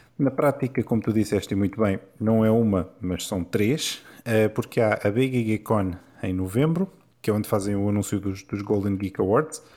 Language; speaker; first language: Portuguese; native; Portuguese